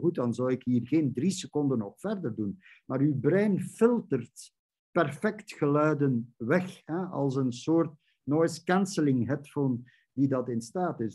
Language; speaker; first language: Dutch; native; Dutch